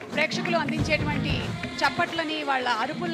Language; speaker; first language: Telugu; native; Telugu